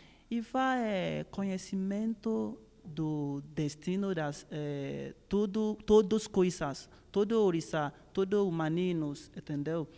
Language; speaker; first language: Portuguese; non-native, learner; Yoruba